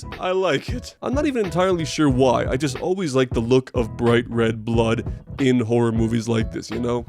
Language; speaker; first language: English; native; English